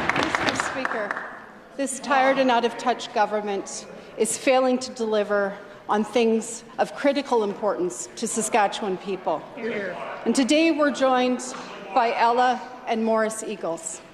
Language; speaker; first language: English; native; English